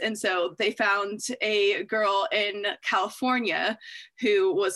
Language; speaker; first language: English; native; English